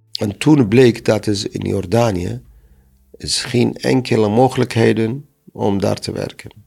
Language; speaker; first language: Dutch; non-native, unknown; Arabic